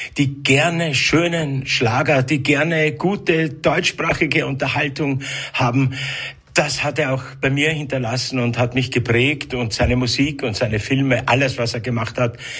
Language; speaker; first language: German; native; German